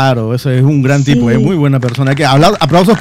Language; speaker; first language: Spanish; native; Spanish